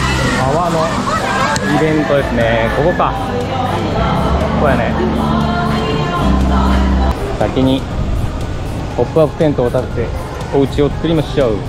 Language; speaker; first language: Japanese; native; Japanese